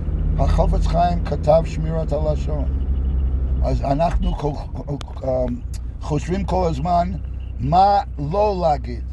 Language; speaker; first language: Hebrew; non-native, fluent; English